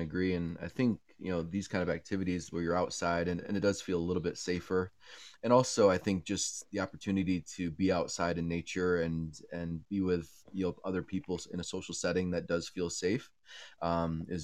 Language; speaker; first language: English; native; English